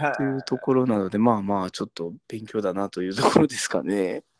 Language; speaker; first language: Japanese; native; Japanese